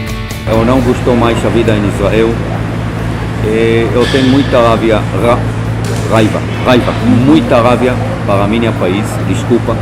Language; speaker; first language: Portuguese; non-native, fluent; Hebrew